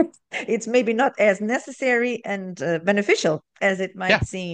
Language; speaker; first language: English; non-native, fluent; Portuguese